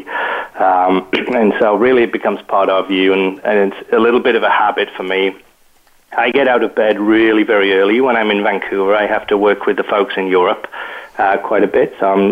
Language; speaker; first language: English; native; English